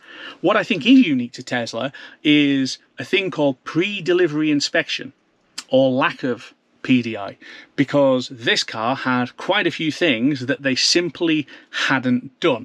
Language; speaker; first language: English; native; English